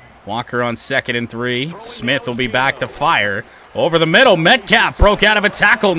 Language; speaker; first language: English; native; English